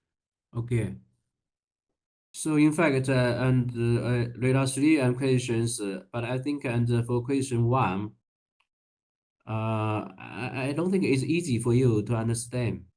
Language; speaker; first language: English; non-native, learner; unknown